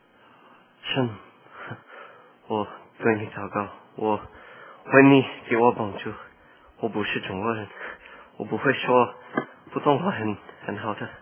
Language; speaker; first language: Chinese; non-native, learner; English